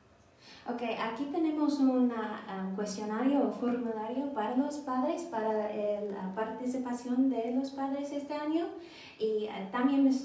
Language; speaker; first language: Spanish; non-native, learner; English